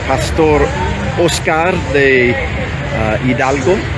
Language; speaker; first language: Spanish; non-native, learner; English